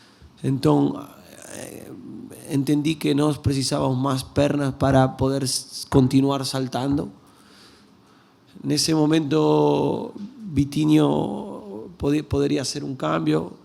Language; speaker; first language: Portuguese; non-native, learner; Spanish